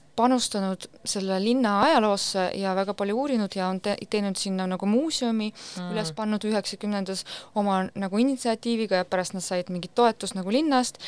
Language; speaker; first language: Estonian; non-native, local second language; Russian